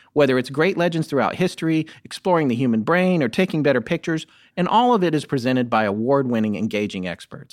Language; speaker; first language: English; native; English